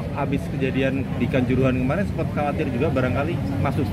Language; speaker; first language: Indonesian; native; Indonesian